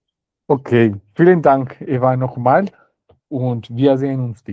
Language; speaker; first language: German; non-native, learner; Spanish